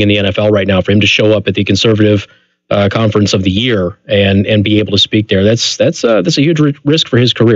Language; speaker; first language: English; native; English